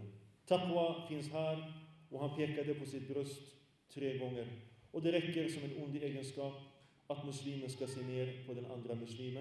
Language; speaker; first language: Swedish; early bilingual, other home language; Arabic